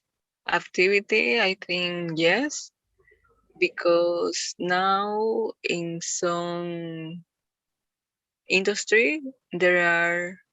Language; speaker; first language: English; non-native, learner; Spanish